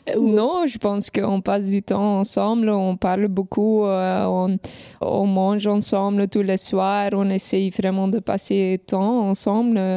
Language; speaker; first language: French; non-native, local second language; Dutch